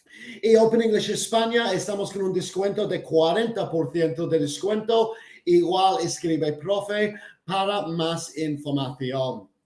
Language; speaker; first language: Spanish; non-native, fluent; English